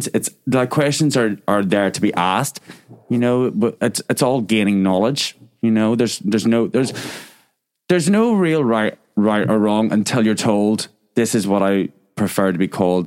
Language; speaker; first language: English; native; English